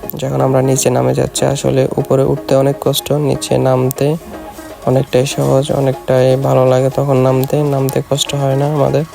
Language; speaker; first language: Bangla; native; Bangla